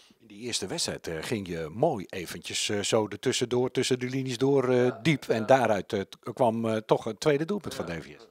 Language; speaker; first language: Dutch; native; Dutch